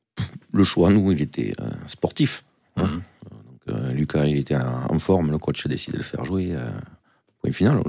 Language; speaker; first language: French; native; French